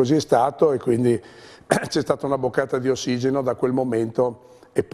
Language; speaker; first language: Italian; native; Italian